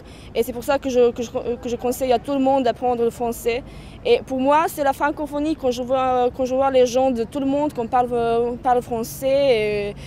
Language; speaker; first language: French; non-native, fluent; Serbian